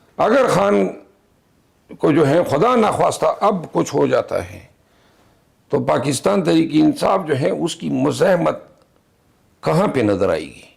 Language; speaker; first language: Urdu; non-native, local second language; Pashto